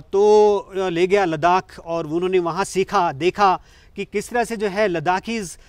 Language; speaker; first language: Hindi; native; Hindi